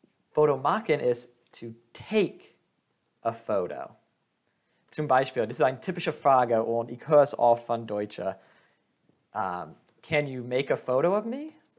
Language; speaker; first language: German; non-native, fluent; English